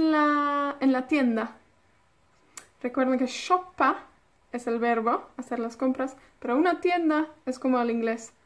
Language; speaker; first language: Spanish; non-native, fluent; Welsh